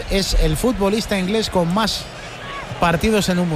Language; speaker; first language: Spanish; native; Spanish